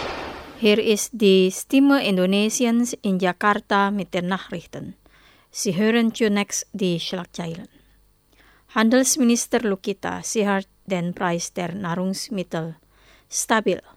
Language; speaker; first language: German; non-native, fluent; Indonesian